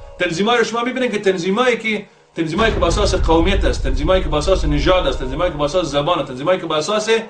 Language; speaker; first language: Persian; native; Persian